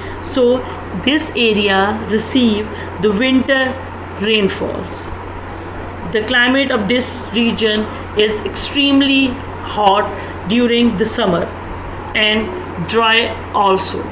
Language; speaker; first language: English; non-native, local second language; Urdu